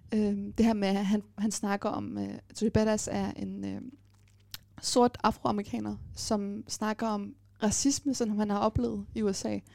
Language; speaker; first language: Danish; early bilingual, other home language; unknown